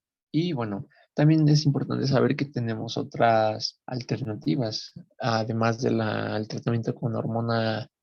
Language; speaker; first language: Spanish; native; Spanish